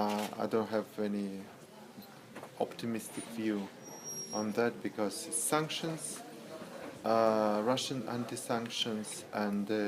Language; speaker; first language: English; non-native, learner; Russian